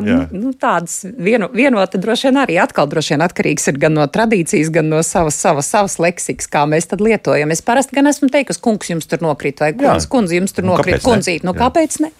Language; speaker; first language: Latvian; native; Latvian